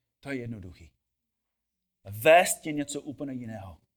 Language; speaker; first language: Czech; non-native, fluent; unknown